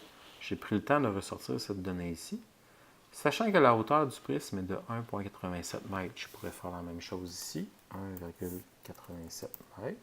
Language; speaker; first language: French; native; French